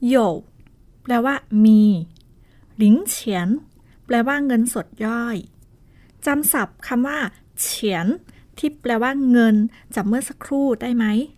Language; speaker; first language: Thai; non-native, fluent; Chinese